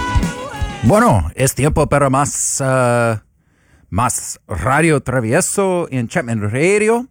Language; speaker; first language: Spanish; non-native, learner; English